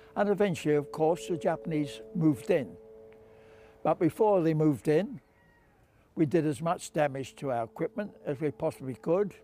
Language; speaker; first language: English; native; English